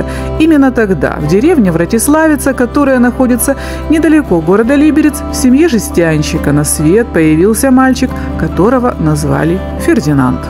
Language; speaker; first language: Russian; native; Russian